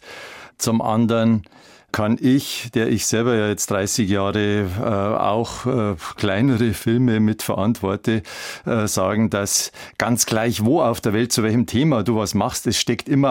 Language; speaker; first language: German; native; German